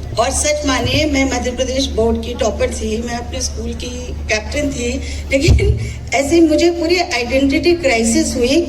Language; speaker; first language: Hindi; non-native, local second language; Odia